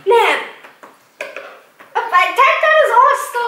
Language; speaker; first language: Hungarian; early bilingual, heritage; Hungarian